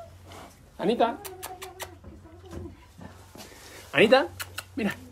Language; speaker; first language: Spanish; native; Spanish